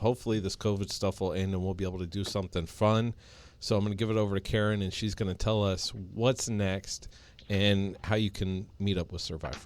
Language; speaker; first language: English; native; English